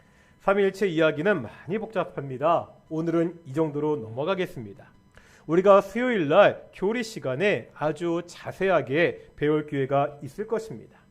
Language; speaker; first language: Korean; native; Korean